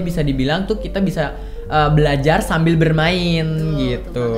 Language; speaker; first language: Indonesian; native; Indonesian